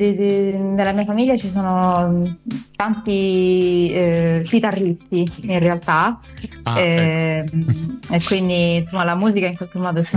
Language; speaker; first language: Italian; non-native, local second language; Sicilian